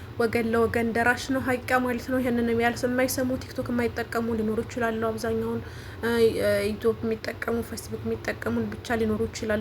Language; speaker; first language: Amharic; native; Amharic